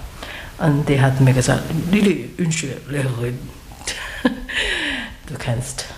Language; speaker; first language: German; non-native, learner; Chinese